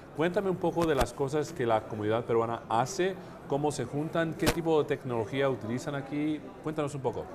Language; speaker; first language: Spanish; early bilingual, heritage; Spanish